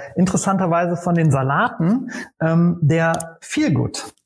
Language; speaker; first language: German; native; German